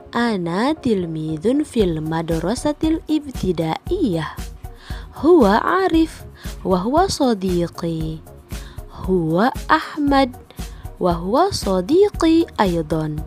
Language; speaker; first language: Arabic; non-native, fluent; Indonesian